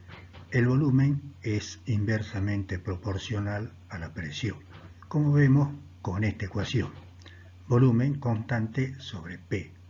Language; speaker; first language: Spanish; native; Spanish